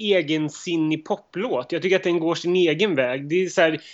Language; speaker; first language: Swedish; native; Swedish